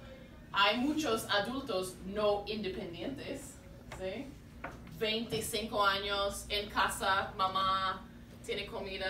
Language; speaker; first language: Spanish; non-native, fluent; English